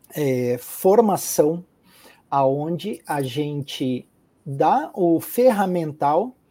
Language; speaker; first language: Portuguese; native; Portuguese